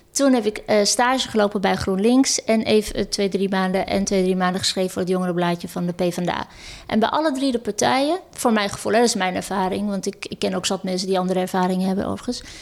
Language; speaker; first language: Dutch; early bilingual, other home language; Turkish